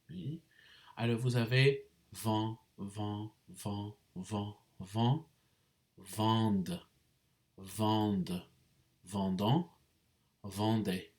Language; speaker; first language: French; non-native, fluent; English